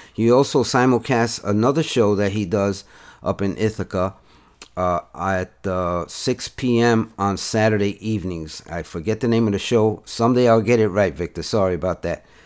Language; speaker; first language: English; native; English